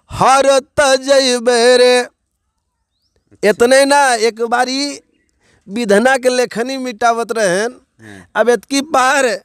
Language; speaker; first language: Hindi; native; Hindi